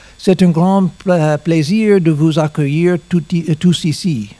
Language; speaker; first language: French; non-native, learner; English